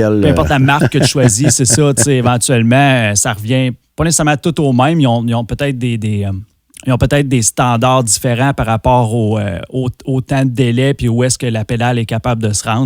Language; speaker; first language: French; native; French